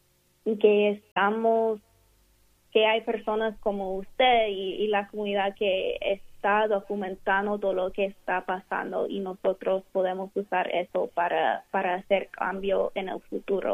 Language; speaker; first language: Spanish; non-native, fluent; English